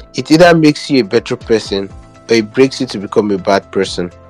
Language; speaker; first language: English; non-native, local second language; Igbo